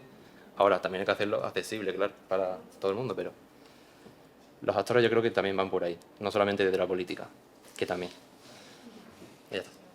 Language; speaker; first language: Spanish; native; Spanish